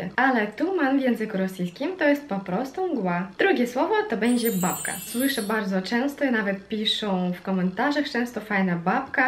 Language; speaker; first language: Polish; non-native, fluent; Russian